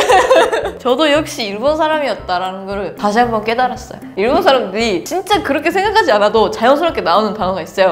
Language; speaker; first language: Korean; non-native, fluent; Japanese